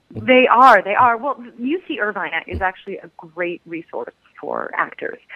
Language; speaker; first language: English; native; English